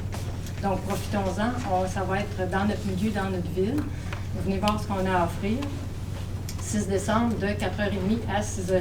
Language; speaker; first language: French; native; French